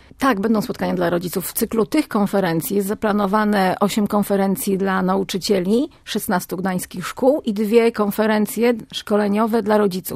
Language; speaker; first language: Polish; native; Polish